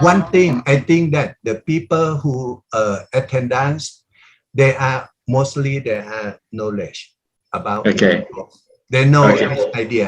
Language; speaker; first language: English; non-native, learner; Thai